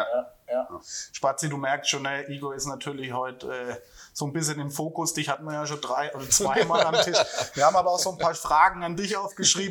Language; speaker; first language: German; native; German